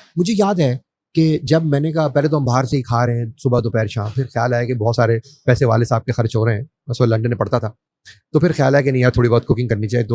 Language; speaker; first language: Urdu; native; Urdu